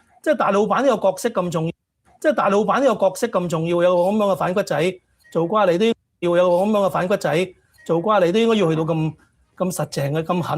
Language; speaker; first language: Chinese; native; Chinese